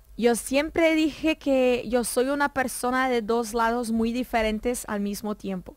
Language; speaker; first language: Spanish; non-native, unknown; Portuguese